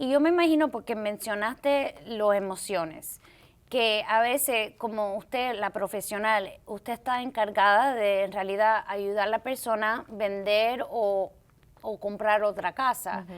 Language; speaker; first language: Spanish; early bilingual, heritage; Spanish